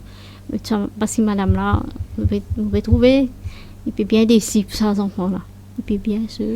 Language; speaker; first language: French; non-native, local second language; Morisyen